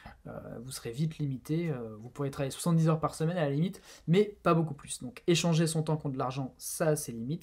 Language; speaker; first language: French; native; French